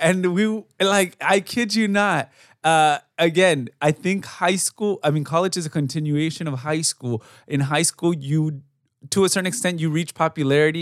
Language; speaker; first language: English; early bilingual, other home language; Spanish